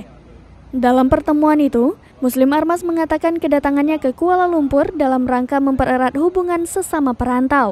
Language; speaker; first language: Indonesian; non-native, local second language; Achinese